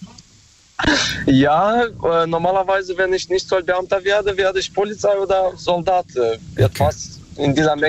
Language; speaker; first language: German; non-native, learner; Romanian